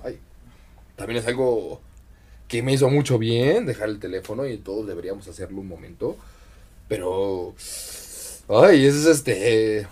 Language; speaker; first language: Spanish; native; Spanish